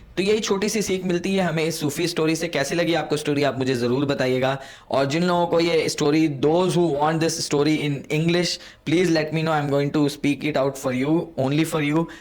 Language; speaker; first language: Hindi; non-native, local second language; Punjabi